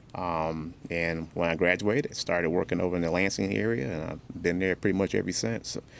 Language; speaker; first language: English; native; English